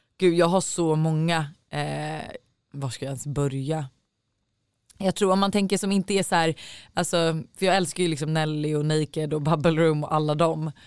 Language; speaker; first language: Swedish; native; Swedish